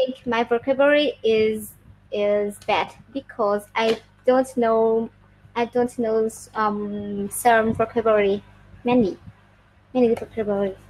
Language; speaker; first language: English; non-native, learner; Vietnamese